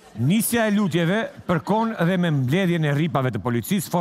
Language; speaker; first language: Albanian; native; Albanian